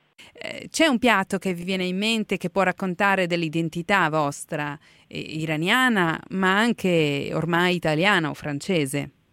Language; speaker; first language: Italian; native; Italian